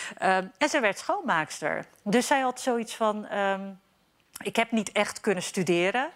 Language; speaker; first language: Dutch; early bilingual, other home language; Turkish